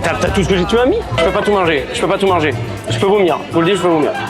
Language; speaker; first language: French; native; French